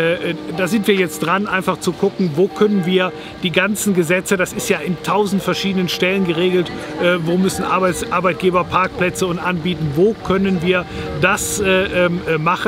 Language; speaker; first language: German; native; German